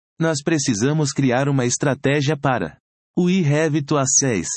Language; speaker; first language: Portuguese; native; Portuguese